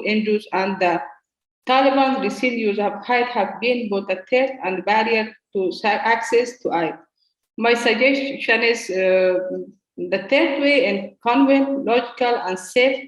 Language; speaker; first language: English; non-native, learner; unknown